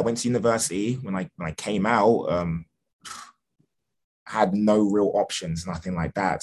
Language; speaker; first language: English; native; English